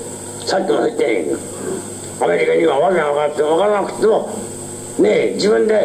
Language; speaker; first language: Japanese; native; Japanese